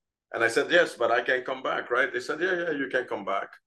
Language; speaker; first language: English; non-native, fluent; Arabic